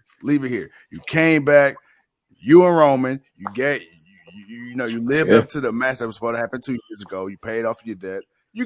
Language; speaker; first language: English; native; English